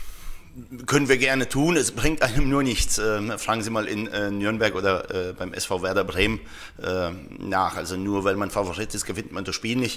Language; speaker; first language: German; native; German